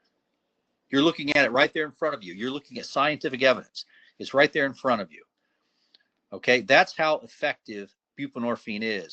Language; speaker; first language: English; native; English